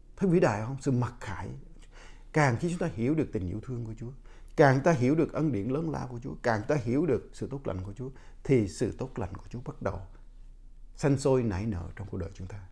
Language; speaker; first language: Vietnamese; non-native, local second language; Jarai